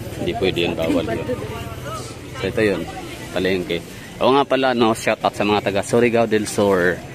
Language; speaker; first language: Filipino; non-native, local second language; Cebuano